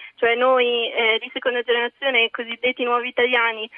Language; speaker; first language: Italian; early bilingual, other home language; Arabic